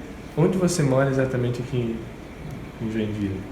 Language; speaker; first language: Portuguese; native; Portuguese